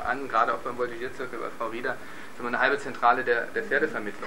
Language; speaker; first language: German; native; German